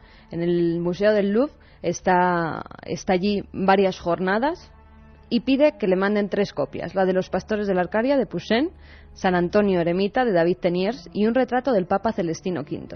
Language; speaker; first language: Spanish; native; Spanish